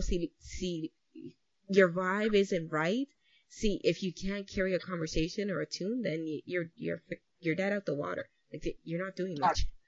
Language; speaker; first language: English; early bilingual, other home language; Spanish